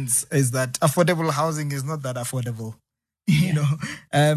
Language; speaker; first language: English; non-native, local second language; Zulu